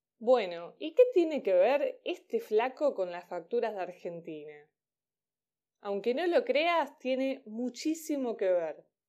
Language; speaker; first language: Spanish; native; Spanish